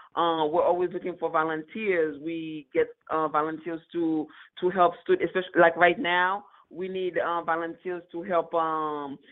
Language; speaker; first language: English; non-native, fluent; Haitian Creole